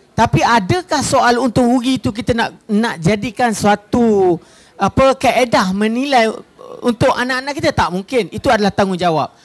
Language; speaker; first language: Malay; native; Malay